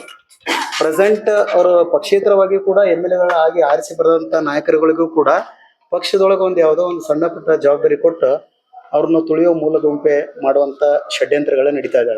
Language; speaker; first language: Kannada; native; Kannada